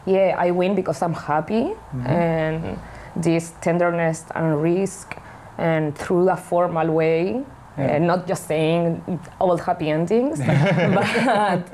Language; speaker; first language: English; non-native, learner; Spanish